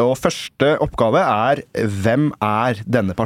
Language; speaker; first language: Norwegian; native; Norwegian